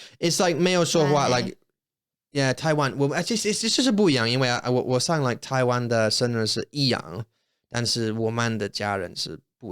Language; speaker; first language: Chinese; non-native, learner; English